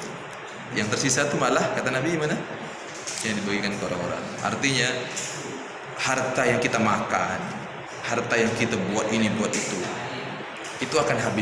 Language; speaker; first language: Indonesian; native; Indonesian